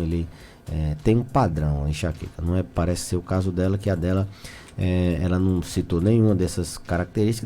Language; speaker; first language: Portuguese; native; Portuguese